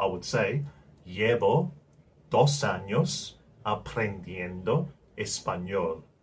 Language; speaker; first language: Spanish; non-native, learner; English